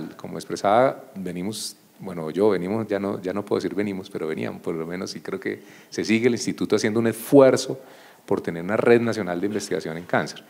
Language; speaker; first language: Spanish; native; Spanish